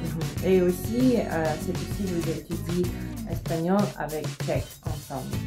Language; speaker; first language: French; non-native, fluent; Russian